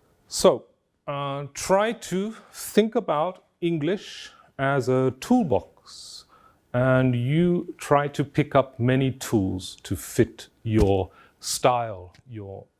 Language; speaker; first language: English; non-native, fluent; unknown